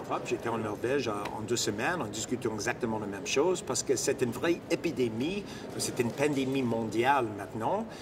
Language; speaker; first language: French; non-native, fluent; English